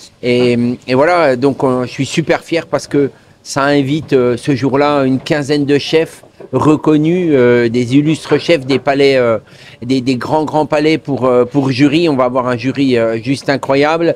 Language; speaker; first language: French; native; French